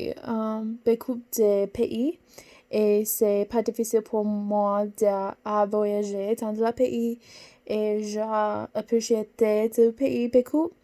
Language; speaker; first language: French; non-native, learner; English